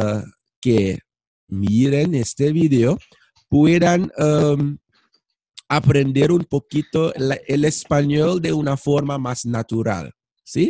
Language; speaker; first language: Spanish; non-native, fluent; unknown